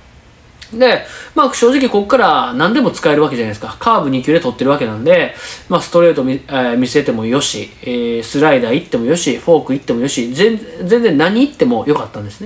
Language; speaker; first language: Japanese; native; Japanese